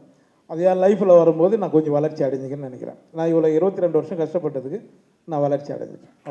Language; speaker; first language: Tamil; native; Tamil